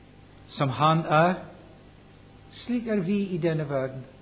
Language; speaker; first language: Norwegian; non-native, fluent; English